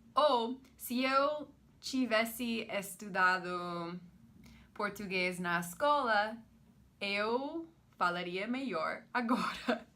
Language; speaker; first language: Portuguese; non-native, fluent; English